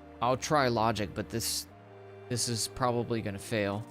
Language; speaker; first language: English; native; English